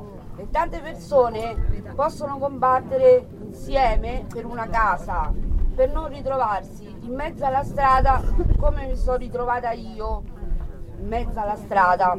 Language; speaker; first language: Italian; early bilingual, other home language; Spanish